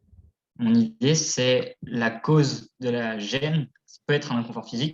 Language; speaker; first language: French; native; French